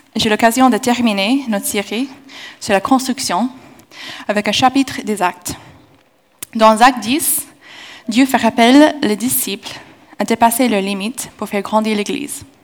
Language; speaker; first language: French; non-native, fluent; English